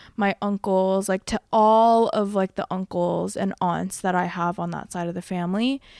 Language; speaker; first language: English; early bilingual, other home language; Korean